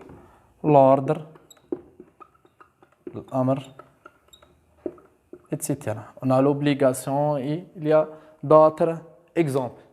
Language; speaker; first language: French; non-native, local second language; Arabic